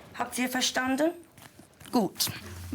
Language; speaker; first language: German; non-native, fluent; English